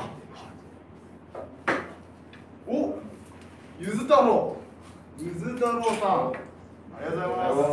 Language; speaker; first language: Japanese; native; Japanese